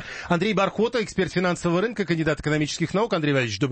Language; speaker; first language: Russian; native; Russian